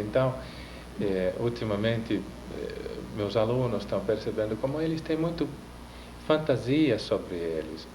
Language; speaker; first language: Portuguese; non-native, fluent; Finnish